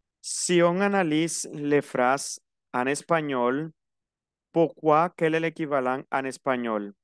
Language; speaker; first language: French; non-native, fluent; Spanish